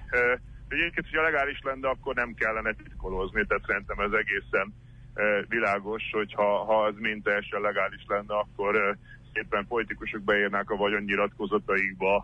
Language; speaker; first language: Hungarian; native; Hungarian